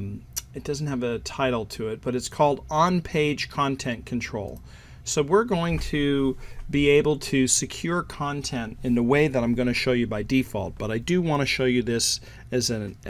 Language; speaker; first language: English; native; English